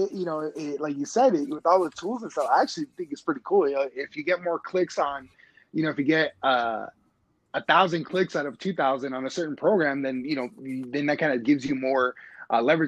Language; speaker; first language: English; native; English